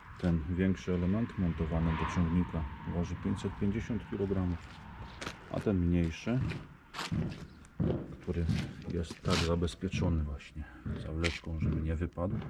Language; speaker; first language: Polish; native; Polish